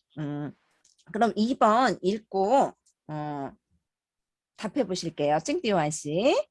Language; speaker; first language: Korean; native; Korean